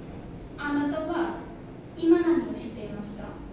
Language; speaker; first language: Japanese; non-native, fluent; Bangla